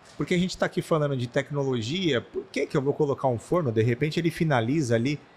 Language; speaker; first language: Portuguese; native; Portuguese